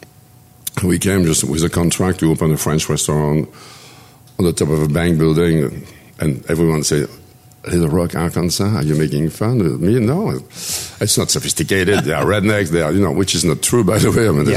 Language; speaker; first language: English; non-native, fluent; French